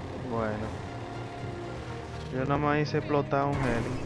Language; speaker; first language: Spanish; native; Spanish